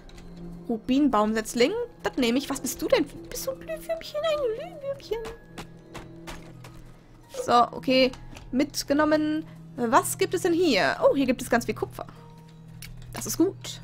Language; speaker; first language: German; native; German